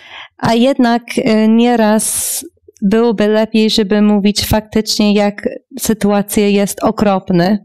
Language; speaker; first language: Polish; non-native, fluent; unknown